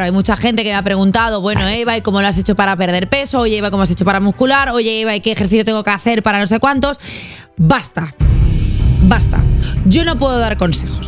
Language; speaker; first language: Spanish; native; Spanish